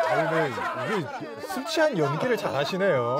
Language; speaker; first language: Korean; native; Korean